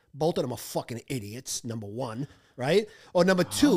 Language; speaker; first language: English; native; English